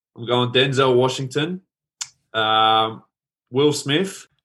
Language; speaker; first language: English; native; English